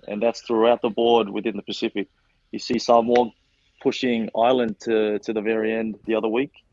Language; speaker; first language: English; non-native, local second language; Fijian